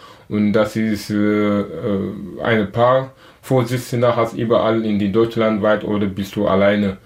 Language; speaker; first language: German; non-native, learner; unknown